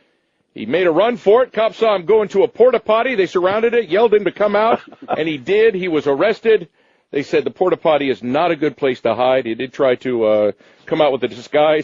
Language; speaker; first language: English; native; English